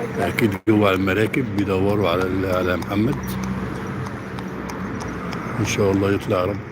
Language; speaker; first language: Arabic; native; Arabic